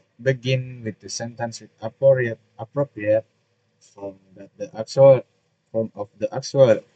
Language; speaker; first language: English; non-native, learner; Indonesian